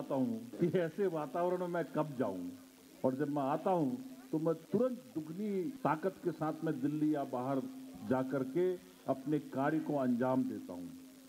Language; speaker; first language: Hindi; native; Hindi